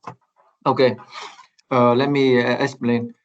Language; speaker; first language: English; non-native, learner; Vietnamese